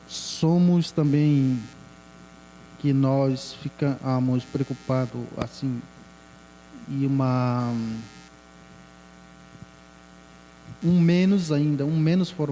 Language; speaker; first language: Portuguese; non-native, local second language; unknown